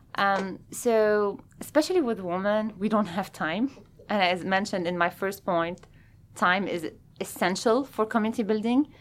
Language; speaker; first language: English; non-native, fluent; Arabic